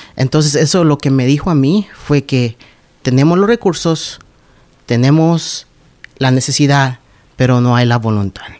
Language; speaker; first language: Spanish; native; Spanish